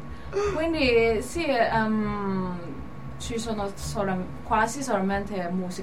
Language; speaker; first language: Italian; non-native, learner; Cantonese